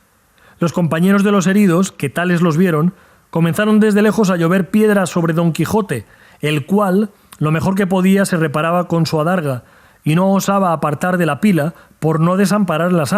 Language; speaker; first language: Spanish; native; Spanish